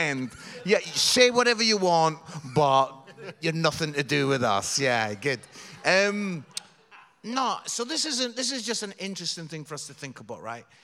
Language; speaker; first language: English; native; English